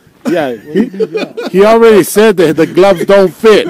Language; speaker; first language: English; early bilingual, other home language; Spanish